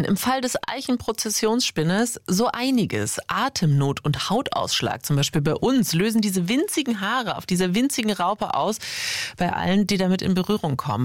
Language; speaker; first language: German; native; German